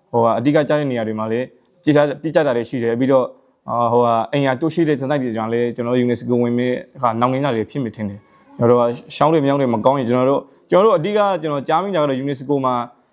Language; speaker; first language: Burmese; native; Burmese